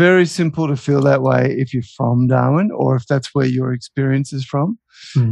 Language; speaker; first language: English; native; English